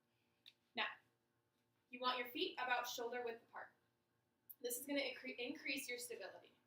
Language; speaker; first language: English; native; English